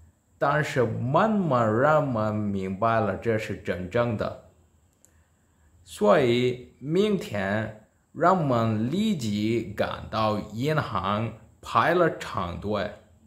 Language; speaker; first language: Chinese; non-native, learner; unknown